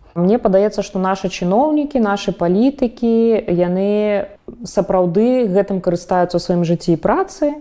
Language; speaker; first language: Belarusian; native; Belarusian